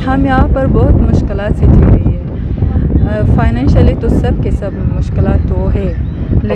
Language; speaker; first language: Hindi; non-native, local second language; Persian